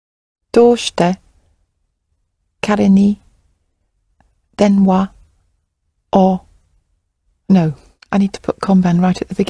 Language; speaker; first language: Japanese; non-native, learner; English